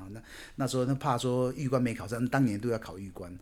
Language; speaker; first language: Chinese; native; Chinese